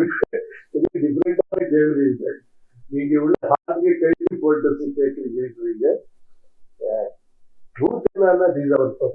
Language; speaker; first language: Tamil; non-native, learner; Kannada